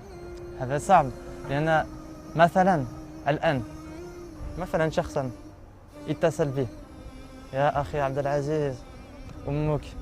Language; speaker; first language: Arabic; non-native, learner; French